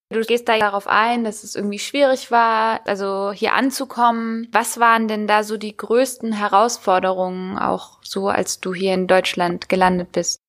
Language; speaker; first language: German; native; German